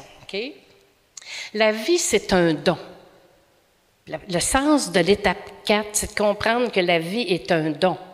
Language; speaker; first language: French; native; French